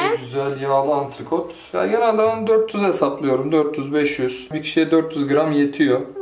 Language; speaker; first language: Turkish; native; Turkish